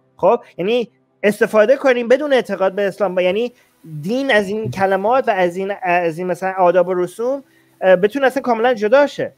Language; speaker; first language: Persian; native; Persian